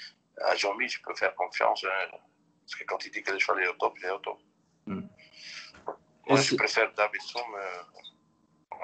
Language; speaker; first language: French; non-native, local second language; Dutch